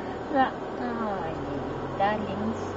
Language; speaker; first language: German; non-native, learner; Thai